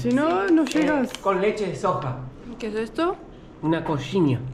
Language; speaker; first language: Spanish; native; Spanish